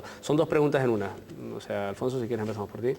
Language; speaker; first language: Spanish; native; Spanish